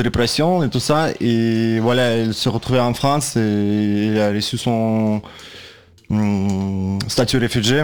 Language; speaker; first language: French; non-native, fluent; Russian